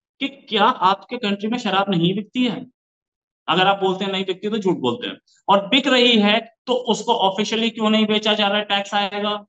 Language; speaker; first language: Hindi; native; Hindi